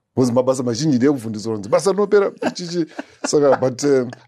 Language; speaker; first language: English; non-native, local second language; Shona